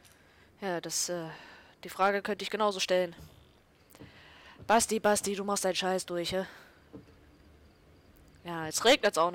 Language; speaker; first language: German; native; German